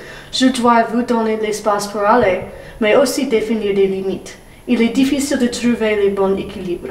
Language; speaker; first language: French; non-native, learner; English